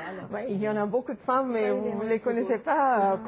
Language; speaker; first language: French; non-native, fluent; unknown